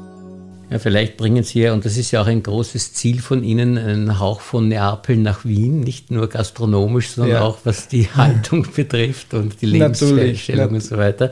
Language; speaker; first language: German; native; German